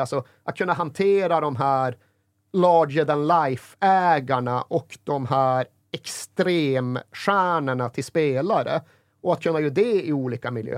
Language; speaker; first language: Swedish; native; Swedish